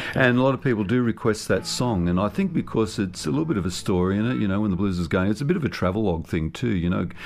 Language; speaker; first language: English; native; English